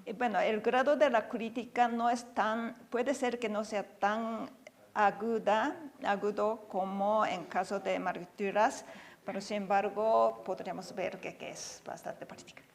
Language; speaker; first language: Spanish; non-native, fluent; Japanese